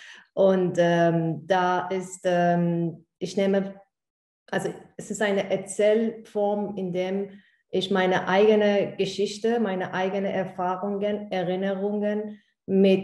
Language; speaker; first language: German; non-native, fluent; Persian